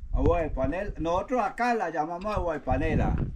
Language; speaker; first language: Spanish; native; Spanish